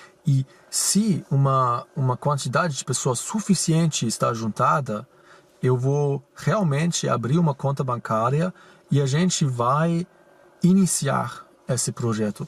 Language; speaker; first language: Portuguese; non-native, fluent; German